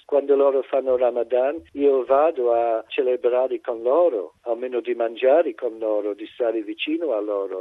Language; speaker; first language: Italian; non-native, fluent; English